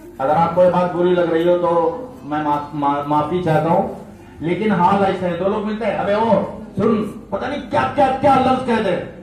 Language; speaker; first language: Urdu; native; Urdu